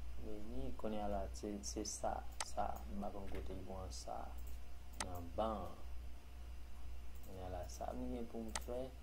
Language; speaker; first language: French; non-native, learner; Haitian Creole